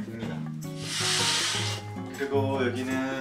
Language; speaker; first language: Korean; native; Korean